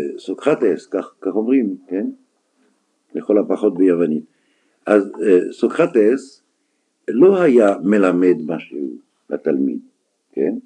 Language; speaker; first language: Hebrew; non-native, fluent; French